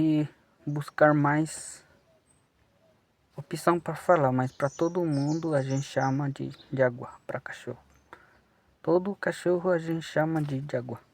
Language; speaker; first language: Portuguese; non-native, local second language; Guarani